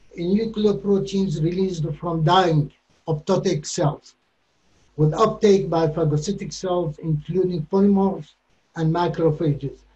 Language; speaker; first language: English; non-native, fluent; Arabic